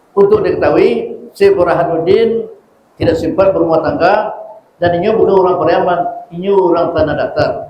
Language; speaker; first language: Malay; non-native, local second language; Minangkabau